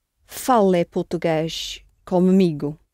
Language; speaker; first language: Portuguese; non-native, learner; English